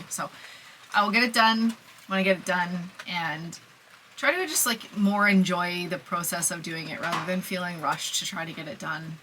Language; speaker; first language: English; native; English